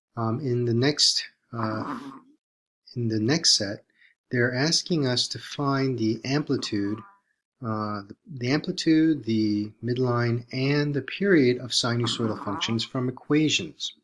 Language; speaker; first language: English; native; English